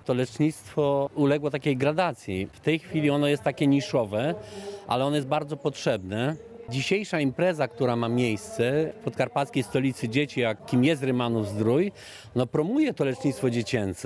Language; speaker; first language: Polish; native; Polish